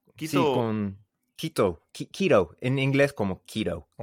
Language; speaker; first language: Spanish; non-native, learner; English